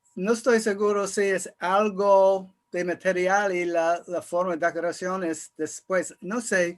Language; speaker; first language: Spanish; non-native, fluent; English